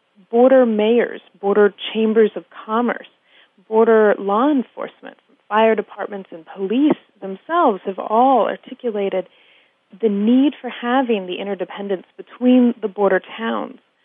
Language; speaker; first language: English; native; English